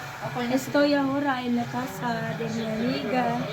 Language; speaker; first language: Spanish; non-native, learner; Filipino